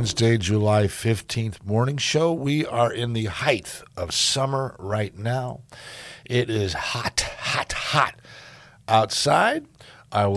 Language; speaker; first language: English; native; English